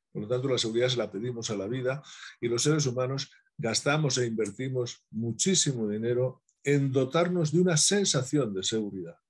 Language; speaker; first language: Spanish; native; Spanish